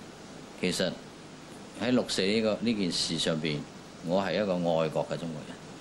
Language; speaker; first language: Cantonese; native; Cantonese